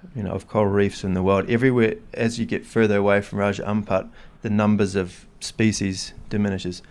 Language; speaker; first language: English; native; English